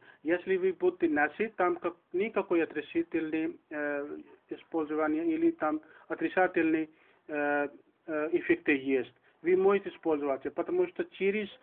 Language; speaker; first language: Russian; non-native, learner; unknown